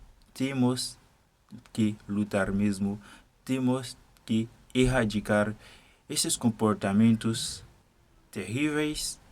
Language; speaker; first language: Portuguese; non-native, fluent; Haitian Creole